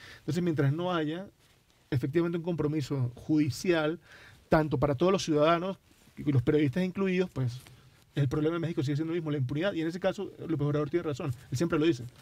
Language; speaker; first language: Spanish; native; Spanish